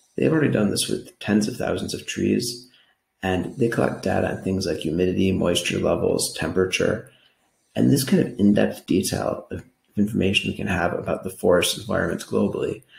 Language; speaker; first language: English; native; English